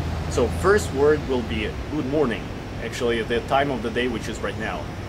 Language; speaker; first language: English; non-native, fluent; Ukrainian